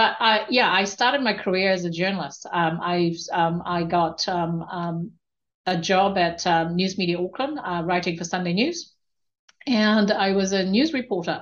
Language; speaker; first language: English; non-native, local second language; Korean